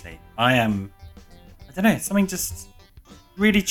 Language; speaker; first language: English; native; English